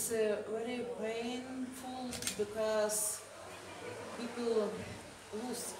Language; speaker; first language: English; non-native, learner; Lithuanian